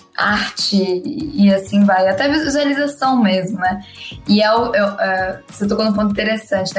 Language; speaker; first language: Portuguese; native; Portuguese